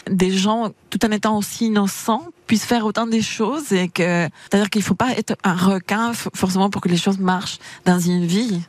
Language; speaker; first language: French; non-native, fluent; Spanish